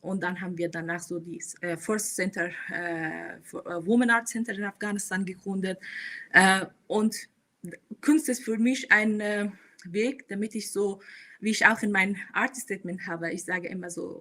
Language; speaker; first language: German; non-native, fluent; Persian